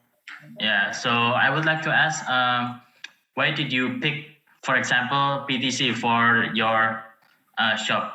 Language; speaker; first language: English; non-native, local second language; Indonesian